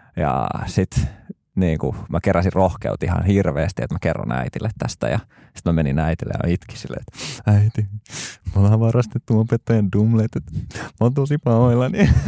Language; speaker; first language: Finnish; early bilingual, other home language; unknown